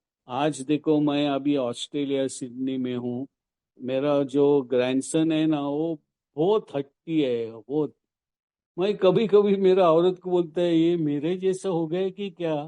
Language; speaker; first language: Hindi; non-native, local second language; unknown